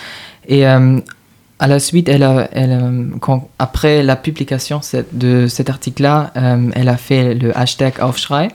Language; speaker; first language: French; non-native, fluent; German